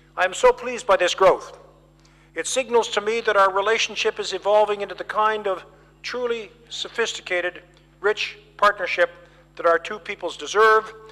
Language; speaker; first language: English; native; English